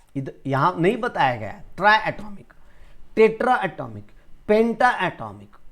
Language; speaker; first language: Hindi; non-native, local second language; Marathi